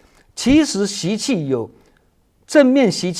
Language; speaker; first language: Chinese; native; Chinese